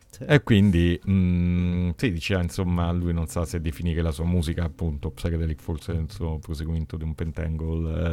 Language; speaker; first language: Italian; native; Italian